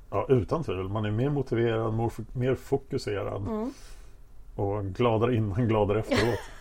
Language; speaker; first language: Swedish; native; Swedish